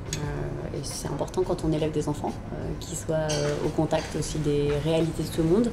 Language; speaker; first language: French; native; French